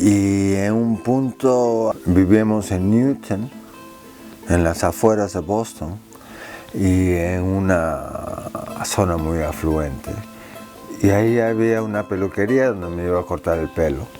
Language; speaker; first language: Spanish; early bilingual, heritage; Spanish